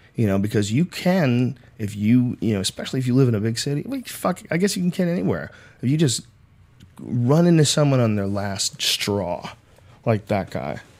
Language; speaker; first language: English; native; English